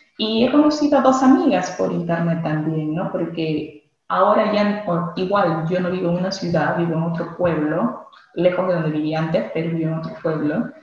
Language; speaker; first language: Spanish; native; Spanish